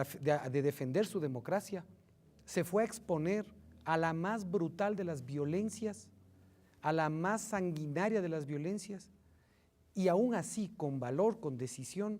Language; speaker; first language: Spanish; native; Spanish